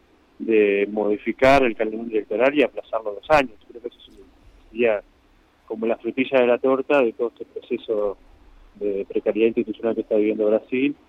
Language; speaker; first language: Spanish; native; Spanish